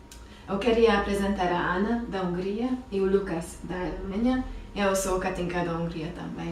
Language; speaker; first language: Portuguese; non-native, fluent; Hungarian